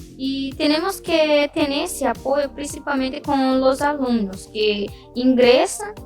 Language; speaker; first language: Spanish; non-native, learner; Portuguese